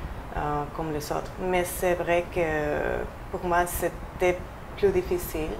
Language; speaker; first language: French; non-native, fluent; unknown